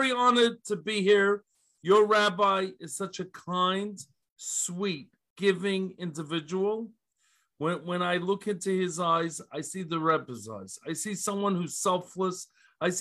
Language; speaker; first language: English; native; English